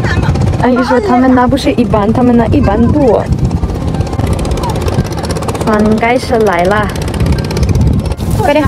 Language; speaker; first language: Chinese; non-native, learner; Ukrainian